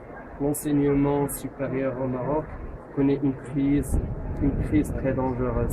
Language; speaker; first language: French; non-native, local second language; Arabic